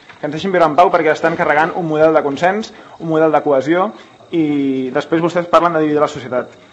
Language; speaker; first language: Catalan; native; Catalan